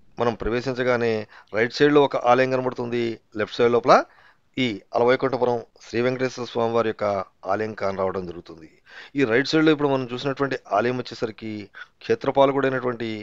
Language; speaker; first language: Telugu; native; Telugu